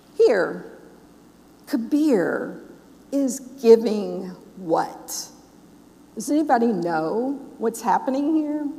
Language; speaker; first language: English; native; English